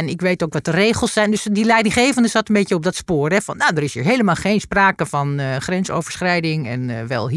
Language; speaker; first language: Dutch; native; Dutch